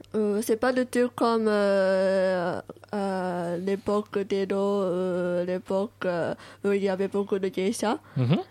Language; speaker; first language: French; non-native, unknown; Japanese